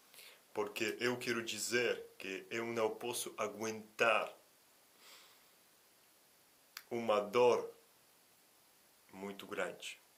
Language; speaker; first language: Portuguese; non-native, fluent; Russian